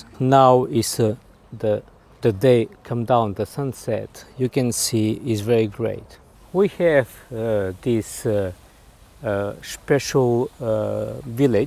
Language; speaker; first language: English; non-native, learner; German